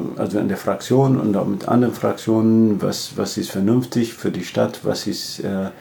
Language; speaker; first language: German; non-native, fluent; Amharic